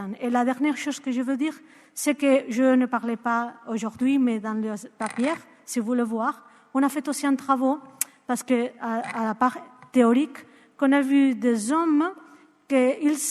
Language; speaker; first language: French; non-native, learner; Spanish